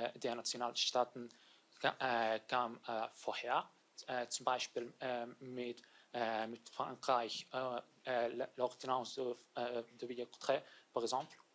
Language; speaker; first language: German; non-native, learner; Catalan